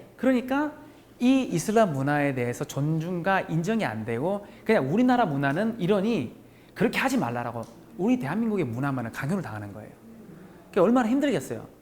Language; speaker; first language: Korean; native; Korean